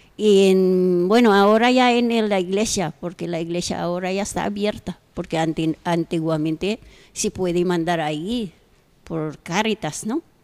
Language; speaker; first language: Spanish; non-native, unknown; Filipino